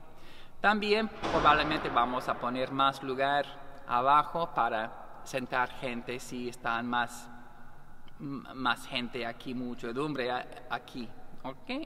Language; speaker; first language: Spanish; non-native, learner; English